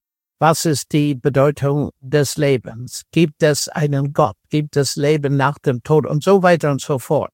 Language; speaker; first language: German; non-native, fluent; English